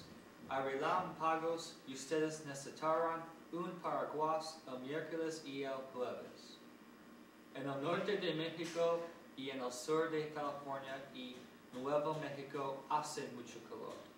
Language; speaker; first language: Spanish; non-native, learner; English